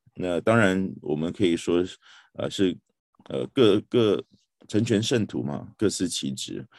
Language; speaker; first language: Chinese; native; Chinese